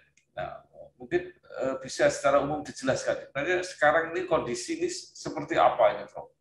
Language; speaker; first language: Indonesian; native; Indonesian